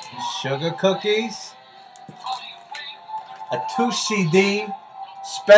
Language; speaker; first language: English; native; English